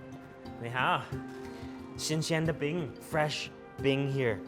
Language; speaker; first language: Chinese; non-native, learner; English